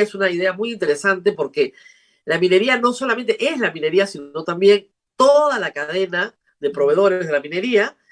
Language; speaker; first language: Spanish; native; Spanish